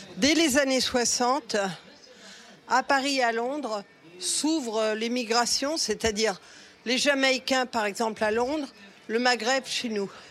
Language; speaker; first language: French; early bilingual, other home language; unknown